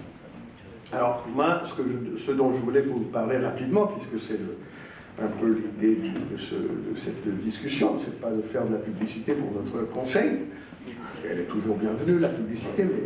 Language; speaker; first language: French; non-native, fluent; Spanish